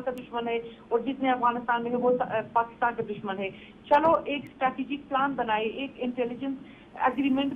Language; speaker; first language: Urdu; non-native, fluent; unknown